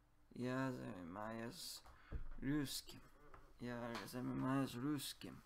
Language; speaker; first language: Russian; non-native, learner; English